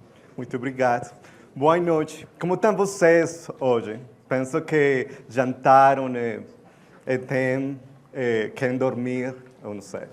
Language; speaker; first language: Portuguese; non-native, learner; Spanish